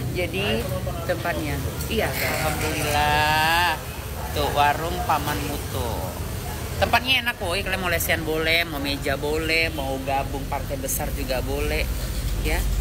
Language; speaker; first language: Indonesian; native; Indonesian